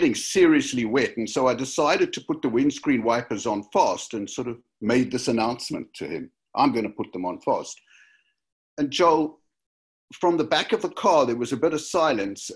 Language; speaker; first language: English; native; English